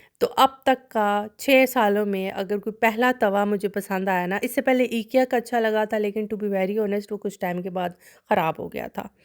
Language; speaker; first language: Urdu; non-native, local second language; Punjabi